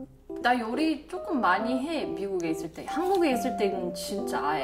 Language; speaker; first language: Korean; non-native, learner; English